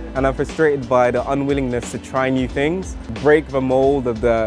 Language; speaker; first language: English; native; English